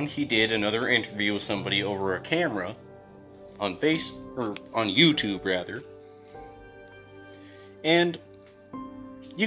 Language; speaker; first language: English; native; English